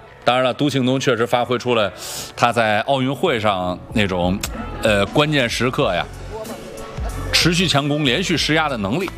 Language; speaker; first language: Chinese; native; Chinese